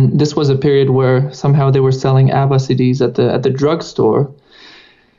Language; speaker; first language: English; non-native, fluent; Dutch